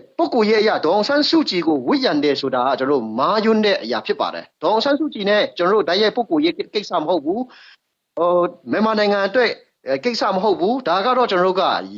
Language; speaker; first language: Burmese; non-native, local second language; Kachin